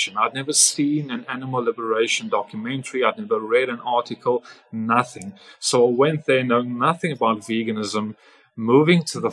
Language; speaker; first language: English; non-native, local second language; Afrikaans